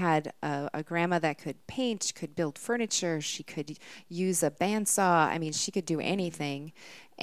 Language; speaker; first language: English; native; English